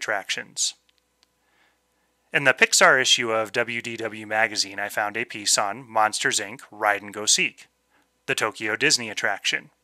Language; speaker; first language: English; native; English